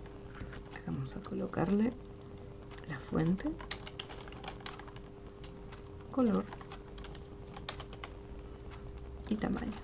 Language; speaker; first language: Spanish; native; Spanish